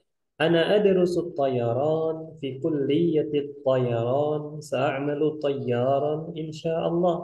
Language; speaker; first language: Arabic; non-native, fluent; Indonesian